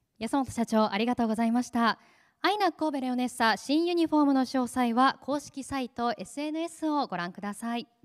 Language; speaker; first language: Japanese; native; Japanese